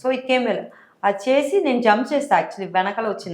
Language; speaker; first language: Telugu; non-native, learner; Tamil